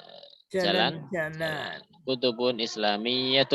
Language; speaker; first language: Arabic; non-native, fluent; Indonesian